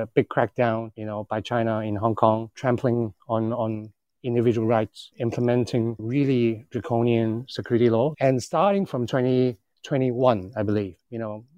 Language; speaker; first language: English; non-native, local second language; Cantonese